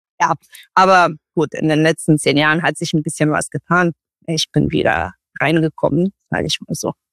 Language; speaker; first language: German; non-native, fluent; Romanian